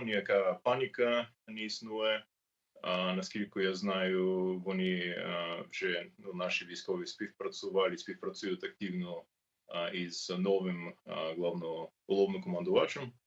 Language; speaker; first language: Ukrainian; non-native, learner; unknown